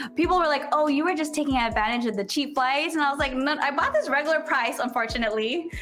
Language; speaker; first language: English; native; English